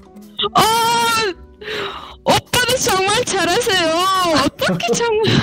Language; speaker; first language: Korean; non-native, learner; Uzbek